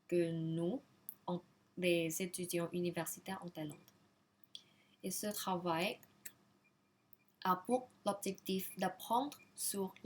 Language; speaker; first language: French; non-native, learner; Thai